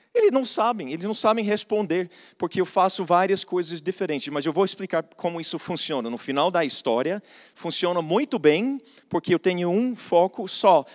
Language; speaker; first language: Portuguese; non-native, fluent; English